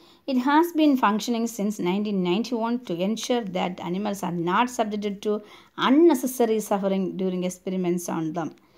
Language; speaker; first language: English; non-native, local second language; Tamil